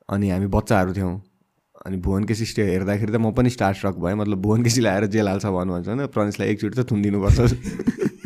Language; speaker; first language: Nepali; non-native, local second language; Bhojpuri